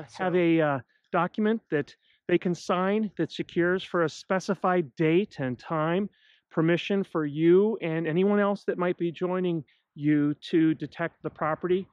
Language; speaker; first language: English; native; English